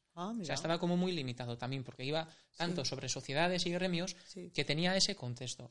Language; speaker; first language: Spanish; native; Spanish